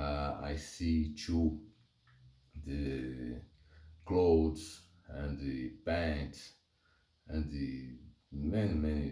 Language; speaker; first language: English; non-native, learner; Portuguese